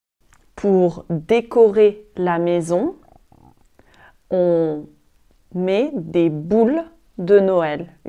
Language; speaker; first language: French; native; French